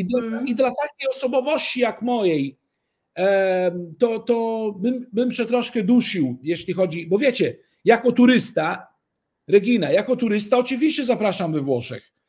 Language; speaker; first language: Polish; early bilingual, heritage; Italian